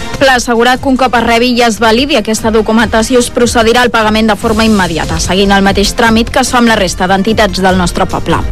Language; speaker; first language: Catalan; native; Catalan